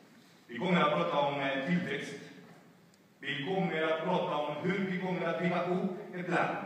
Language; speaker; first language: Swedish; non-native, fluent; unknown